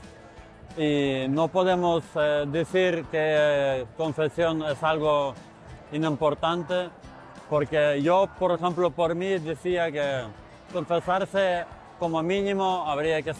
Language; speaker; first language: Spanish; non-native, fluent; Ukrainian